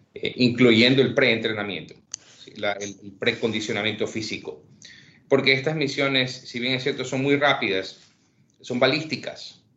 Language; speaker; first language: Spanish; native; Spanish